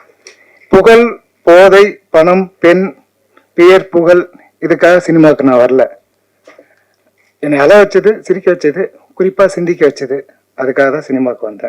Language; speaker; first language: Tamil; native; Tamil